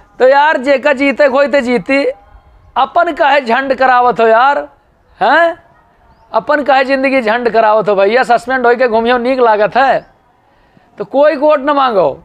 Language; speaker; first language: Hindi; native; Hindi